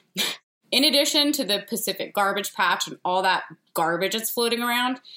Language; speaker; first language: English; native; English